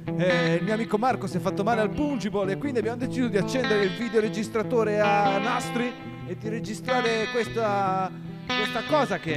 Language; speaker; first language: Italian; native; Italian